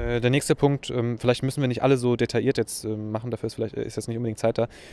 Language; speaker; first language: German; native; German